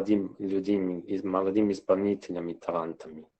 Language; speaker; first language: Russian; non-native, local second language; Serbian